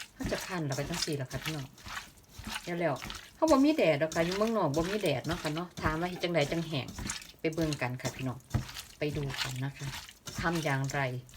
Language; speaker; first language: Thai; non-native, local second language; Northeastern Thai